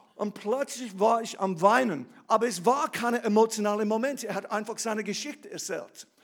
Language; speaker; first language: German; non-native, fluent; English